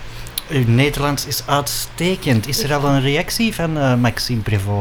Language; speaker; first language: Dutch; native; Dutch